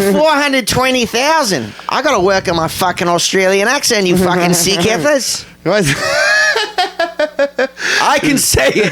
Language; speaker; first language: English; native; English